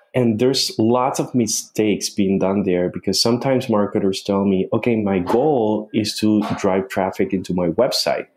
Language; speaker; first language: English; non-native, fluent; Spanish